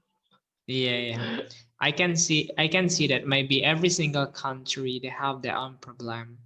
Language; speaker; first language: English; non-native, fluent; Indonesian